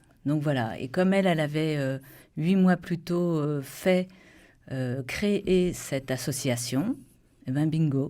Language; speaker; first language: French; native; French